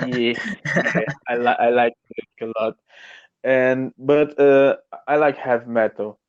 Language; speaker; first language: English; non-native, learner; Portuguese